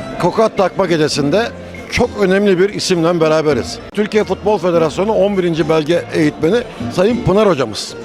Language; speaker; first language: Turkish; native; Turkish